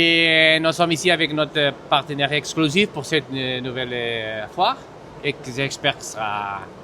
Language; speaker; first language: French; non-native, fluent; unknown